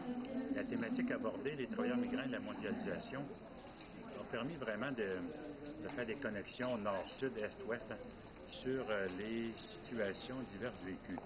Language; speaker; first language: French; native; French